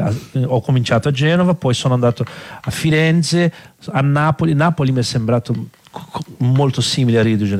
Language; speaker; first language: Italian; non-native, fluent; Portuguese